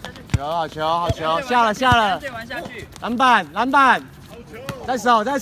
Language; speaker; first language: Chinese; native; Chinese